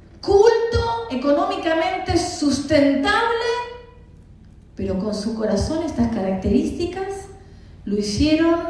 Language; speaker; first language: Spanish; native; Spanish